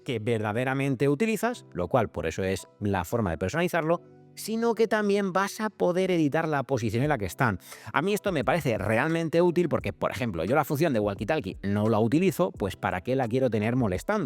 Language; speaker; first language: Spanish; native; Spanish